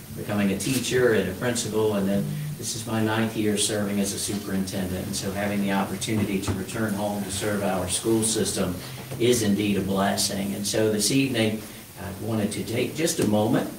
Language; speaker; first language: English; native; English